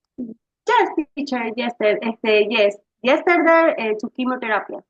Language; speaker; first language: English; non-native, learner; Spanish